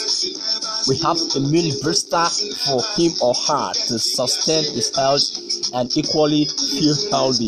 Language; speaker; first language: English; non-native, local second language; Ibibio